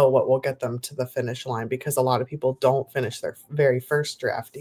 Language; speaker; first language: English; native; English